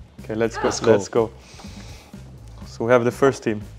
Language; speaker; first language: English; non-native, fluent; Swedish